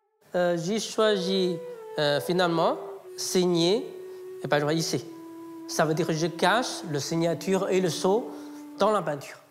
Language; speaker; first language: French; non-native, fluent; Chinese